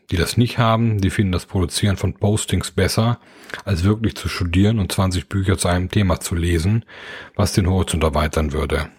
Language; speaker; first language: German; native; German